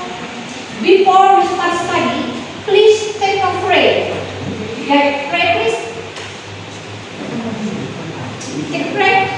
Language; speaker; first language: English; non-native, learner; Indonesian